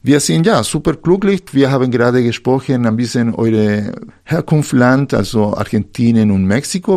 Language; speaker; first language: German; non-native, fluent; Spanish